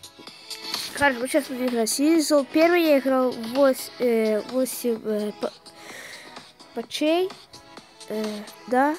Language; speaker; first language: Russian; non-native, fluent; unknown